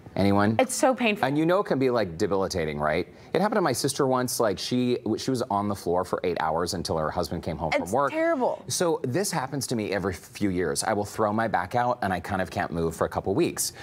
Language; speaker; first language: English; native; English